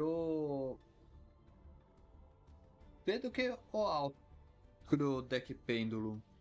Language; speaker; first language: Italian; non-native, learner; Portuguese